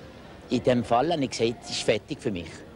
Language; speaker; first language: German; non-native, learner; Croatian